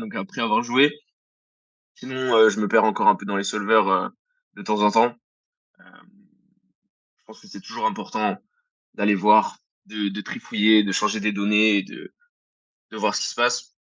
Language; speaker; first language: French; native; French